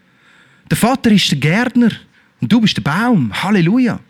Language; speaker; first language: German; native; German